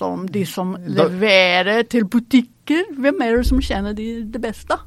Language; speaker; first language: Norwegian; non-native, fluent; English